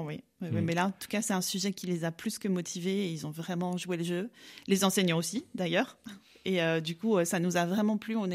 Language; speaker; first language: French; native; French